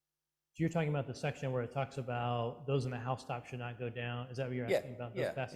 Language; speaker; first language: English; native; English